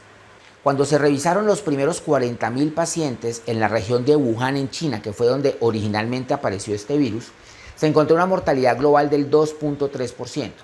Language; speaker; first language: Spanish; native; Spanish